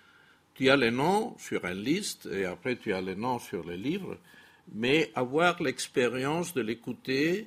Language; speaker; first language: French; non-native, fluent; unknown